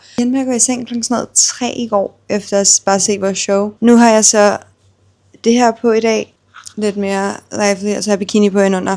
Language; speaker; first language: Danish; native; Danish